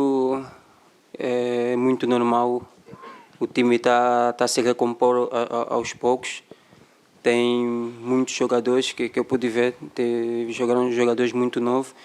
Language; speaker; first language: Portuguese; non-native, fluent; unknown